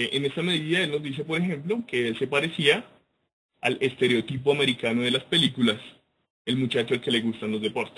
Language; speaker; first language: Spanish; native; Spanish